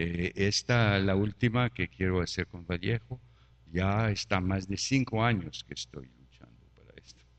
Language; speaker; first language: Spanish; non-native, fluent; French